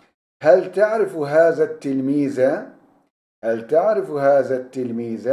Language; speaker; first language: Arabic; non-native, fluent; Turkish